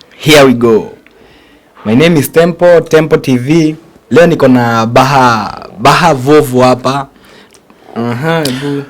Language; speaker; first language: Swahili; native; Swahili